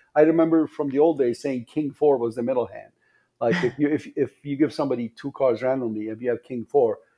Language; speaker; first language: English; non-native, fluent; Persian